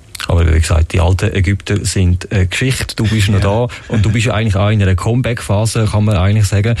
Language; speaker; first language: German; native; German